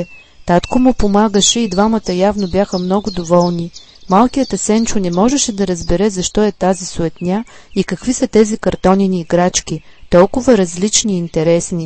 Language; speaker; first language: Bulgarian; native; Bulgarian